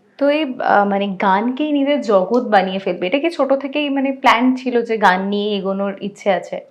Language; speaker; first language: Bangla; native; Bangla